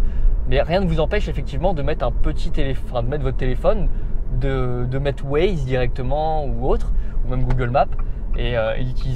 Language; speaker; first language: French; native; French